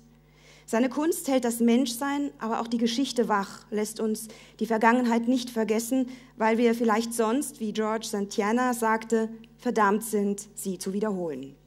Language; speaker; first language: German; native; German